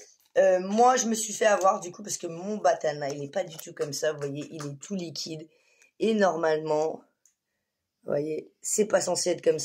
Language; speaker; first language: French; native; French